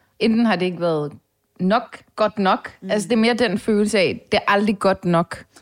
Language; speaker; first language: Danish; early bilingual, other home language; Turkish